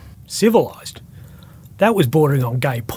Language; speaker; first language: English; native; English